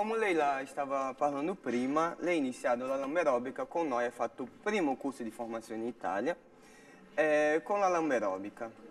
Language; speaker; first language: Italian; non-native, fluent; Portuguese